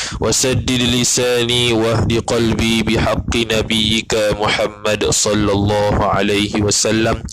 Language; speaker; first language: Arabic; non-native, fluent; Malay